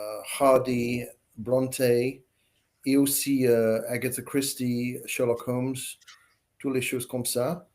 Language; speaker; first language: French; non-native, learner; English